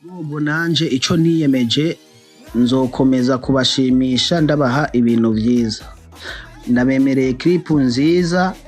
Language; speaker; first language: Rundi; early bilingual, heritage; Rundi